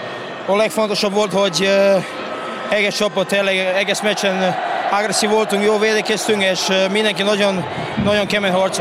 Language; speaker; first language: Hungarian; non-native, learner; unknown